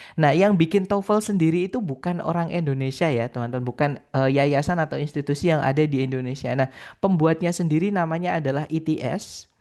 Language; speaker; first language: Indonesian; non-native, local second language; Javanese